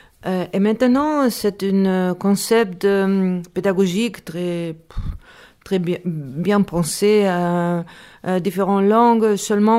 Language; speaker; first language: French; non-native, learner; Spanish